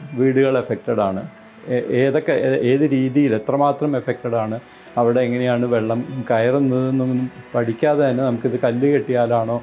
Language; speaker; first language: Malayalam; native; Malayalam